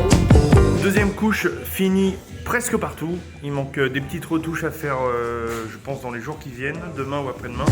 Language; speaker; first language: French; native; French